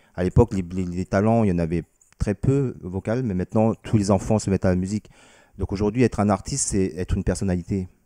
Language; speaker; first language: French; early bilingual, other home language; Vietnamese